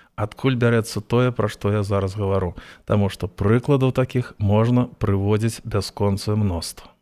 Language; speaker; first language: Belarusian; native; Belarusian